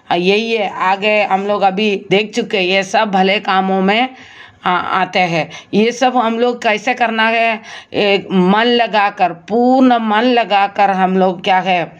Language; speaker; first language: Hindi; non-native, local second language; Malayalam